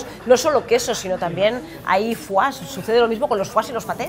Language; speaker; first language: Spanish; native; Spanish